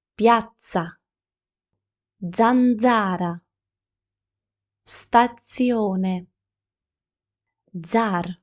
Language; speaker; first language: Italian; non-native, fluent; Ukrainian